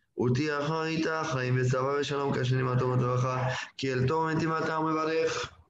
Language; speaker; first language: Hebrew; non-native, fluent; Spanish